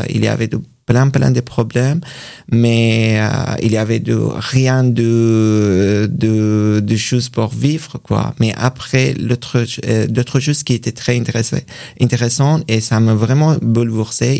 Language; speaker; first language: French; non-native, learner; Persian